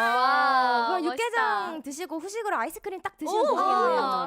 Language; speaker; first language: Korean; native; Korean